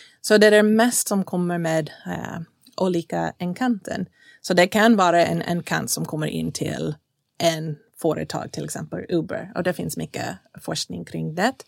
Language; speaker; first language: Swedish; non-native, fluent; English